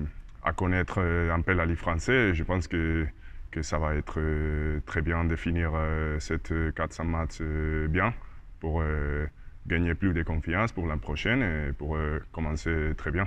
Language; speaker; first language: French; non-native, learner; Spanish